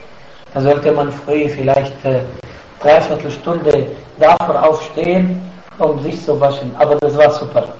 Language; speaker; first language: German; non-native, fluent; Arabic